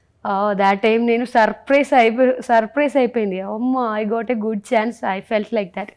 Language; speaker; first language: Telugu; non-native, learner; Malayalam